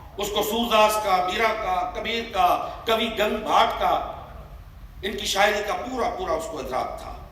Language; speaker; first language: Urdu; non-native, local second language; Sindhi